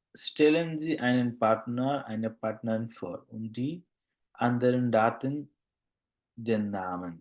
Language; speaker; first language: German; non-native, fluent; Bangla